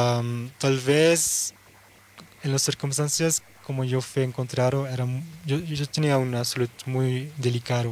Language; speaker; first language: Spanish; early bilingual, heritage; Dutch